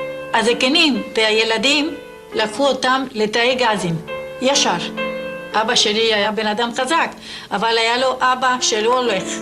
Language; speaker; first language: Hebrew; non-native, fluent; Ladino